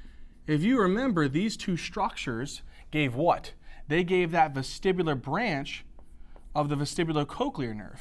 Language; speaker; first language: English; native; English